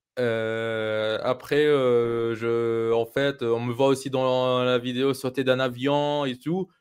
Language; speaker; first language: French; non-native, local second language; Arabic